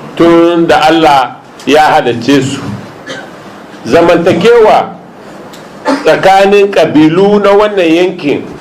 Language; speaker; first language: Hausa; non-native, local second language; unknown